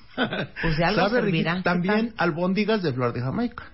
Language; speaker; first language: Spanish; native; Spanish